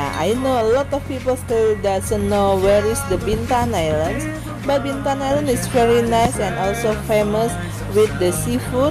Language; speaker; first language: English; non-native, learner; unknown